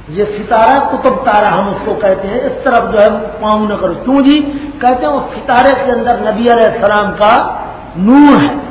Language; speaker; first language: Urdu; non-native, local second language; Punjabi